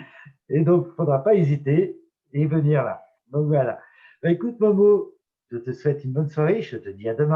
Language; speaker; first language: French; native; French